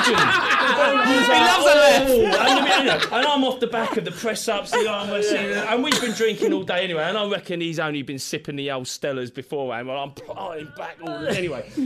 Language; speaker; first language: English; native; English